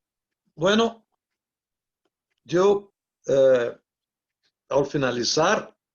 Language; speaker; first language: Spanish; non-native, learner; Portuguese